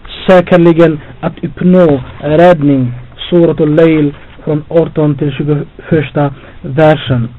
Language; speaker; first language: Swedish; non-native, fluent; Albanian